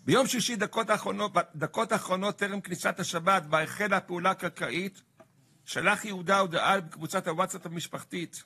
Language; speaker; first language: Hebrew; native; Hebrew